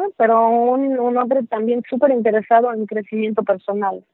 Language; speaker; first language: Spanish; non-native, fluent; Polish